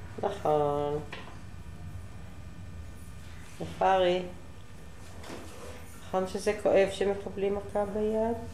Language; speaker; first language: Hebrew; native; Hebrew